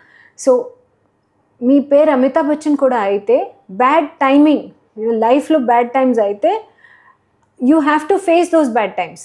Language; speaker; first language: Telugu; non-native, learner; Hindi